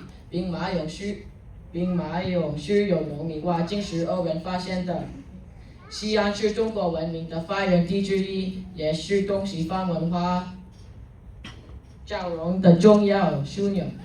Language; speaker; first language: Chinese; non-native, learner; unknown